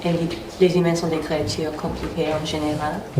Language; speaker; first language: French; non-native, local second language; English